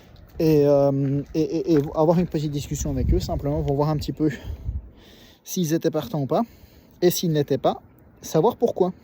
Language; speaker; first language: French; native; French